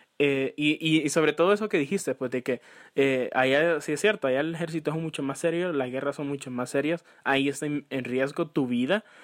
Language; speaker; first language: Spanish; native; Spanish